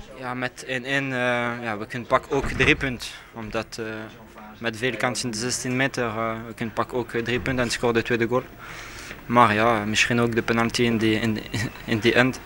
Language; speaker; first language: Dutch; non-native, learner; French